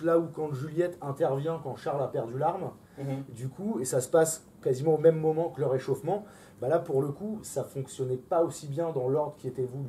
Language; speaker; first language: French; native; French